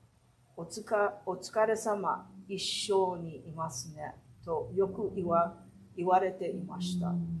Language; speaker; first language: Japanese; early bilingual, heritage; Japanese